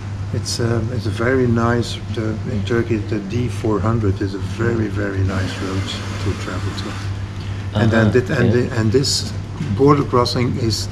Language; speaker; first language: English; non-native, fluent; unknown